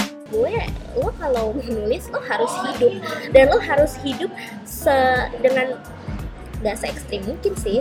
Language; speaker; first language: Indonesian; early bilingual, heritage; Indonesian